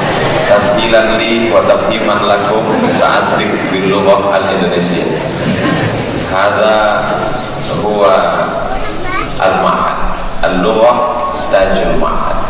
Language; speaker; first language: Arabic; non-native, fluent; Indonesian